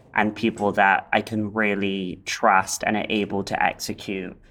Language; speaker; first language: English; native; English